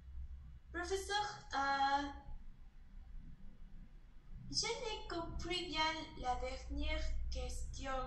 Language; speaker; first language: French; non-native, learner; Spanish